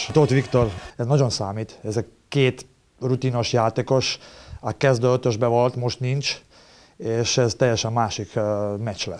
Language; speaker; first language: Hungarian; non-native, learner; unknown